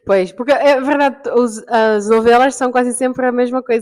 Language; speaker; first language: Portuguese; non-native, fluent; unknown